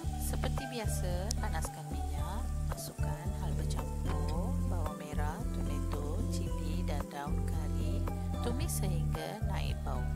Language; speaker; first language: Malay; non-native, local second language; Tamil